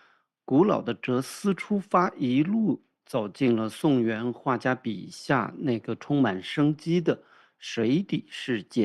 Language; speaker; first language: Chinese; native; Chinese